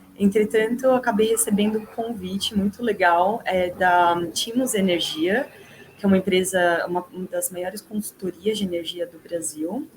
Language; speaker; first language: Portuguese; native; Portuguese